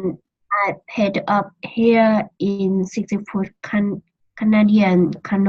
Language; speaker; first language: English; non-native, learner; Vietnamese